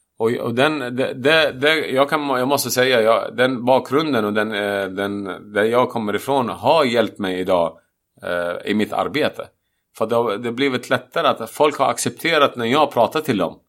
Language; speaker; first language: Swedish; non-native, fluent; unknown